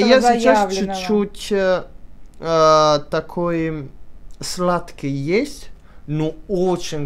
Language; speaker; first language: Russian; early bilingual, heritage; Italian